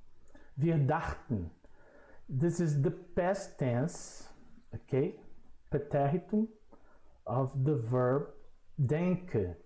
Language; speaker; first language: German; non-native, fluent; Portuguese